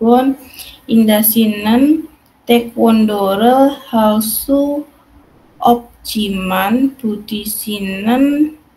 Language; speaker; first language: Korean; non-native, learner; Indonesian